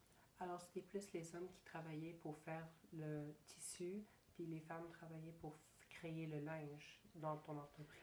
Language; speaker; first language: French; native; French